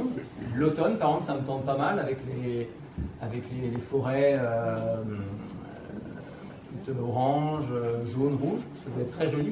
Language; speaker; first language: French; native; French